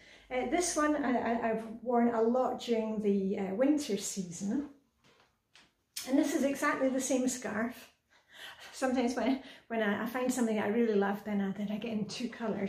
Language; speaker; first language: English; native; English